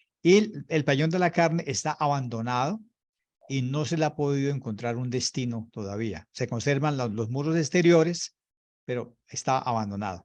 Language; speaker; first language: Spanish; native; Spanish